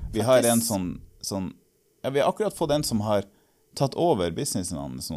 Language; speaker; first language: Norwegian; native; Norwegian